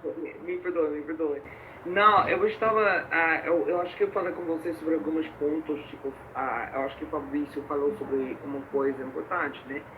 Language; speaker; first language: Portuguese; non-native, fluent; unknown